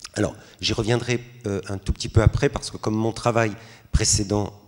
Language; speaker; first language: French; native; French